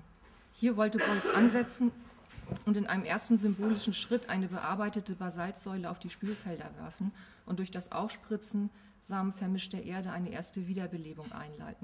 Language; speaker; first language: German; native; German